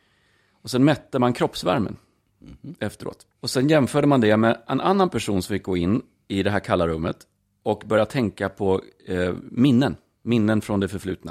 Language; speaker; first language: Swedish; native; Swedish